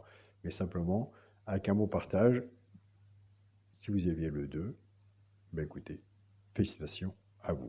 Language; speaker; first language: French; native; French